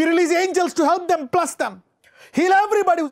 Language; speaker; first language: English; non-native, local second language; Telugu